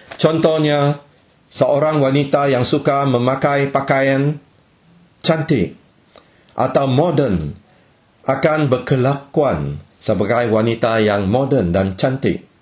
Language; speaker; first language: Malay; non-native, local second language; Chinese